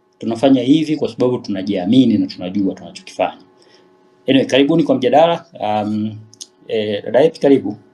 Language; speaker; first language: Swahili; native; Swahili